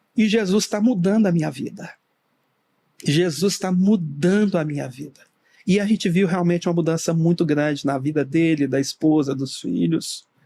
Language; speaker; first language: Portuguese; native; Portuguese